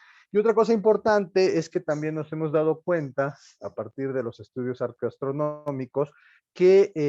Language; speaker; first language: Spanish; native; Spanish